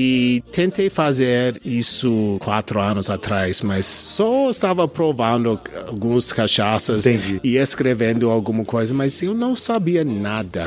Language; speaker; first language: Portuguese; non-native, learner; English